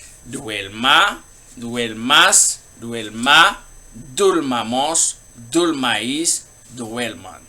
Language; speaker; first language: Spanish; non-native, learner; Haitian Creole